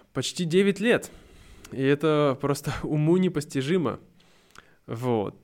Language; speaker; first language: Russian; native; Russian